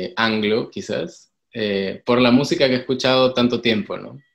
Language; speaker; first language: Spanish; native; Spanish